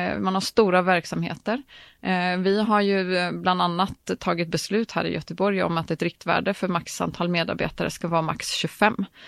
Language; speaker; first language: Swedish; native; Swedish